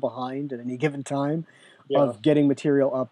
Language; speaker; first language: English; native; English